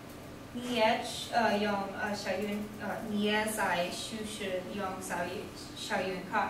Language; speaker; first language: Chinese; non-native, learner; English